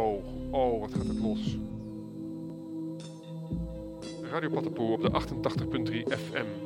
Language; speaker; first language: Dutch; native; Dutch